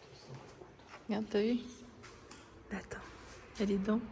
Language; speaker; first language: French; native; French